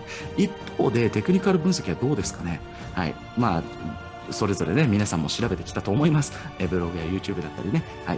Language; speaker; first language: Japanese; native; Japanese